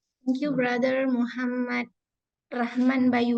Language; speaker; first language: English; non-native, fluent; Indonesian